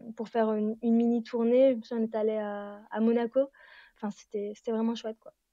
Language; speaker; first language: French; native; French